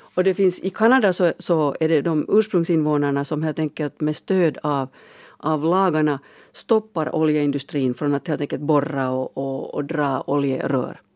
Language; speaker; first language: Swedish; native; Swedish